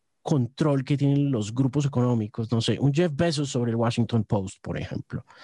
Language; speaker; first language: Spanish; native; Spanish